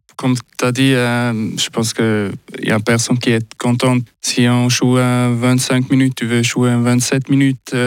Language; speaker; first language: French; non-native, local second language; Swiss German